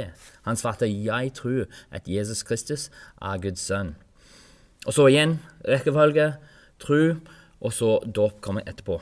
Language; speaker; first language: Norwegian; non-native, fluent; English